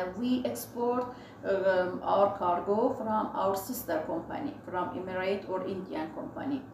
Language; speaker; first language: English; non-native, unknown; Persian